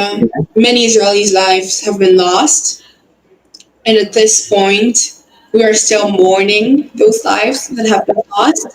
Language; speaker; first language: English; non-native, fluent; Hebrew